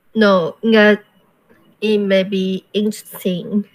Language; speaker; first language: English; non-native, learner; Chinese